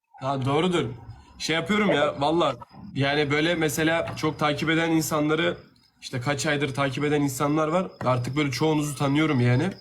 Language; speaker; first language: Turkish; native; Turkish